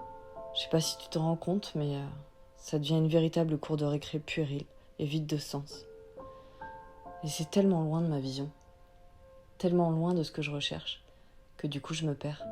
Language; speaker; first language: French; native; French